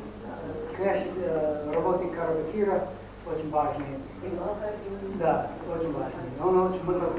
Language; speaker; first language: Russian; non-native, fluent; English